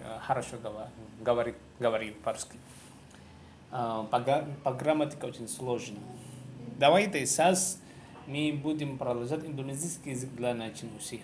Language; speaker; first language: Russian; non-native, learner; Javanese